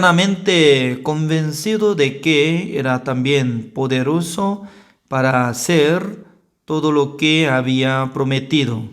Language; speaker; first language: Spanish; non-native, learner; Korean